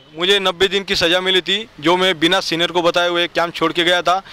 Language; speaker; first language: Hindi; non-native, local second language; Marathi